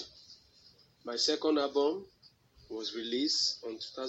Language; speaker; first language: English; non-native, local second language; Yoruba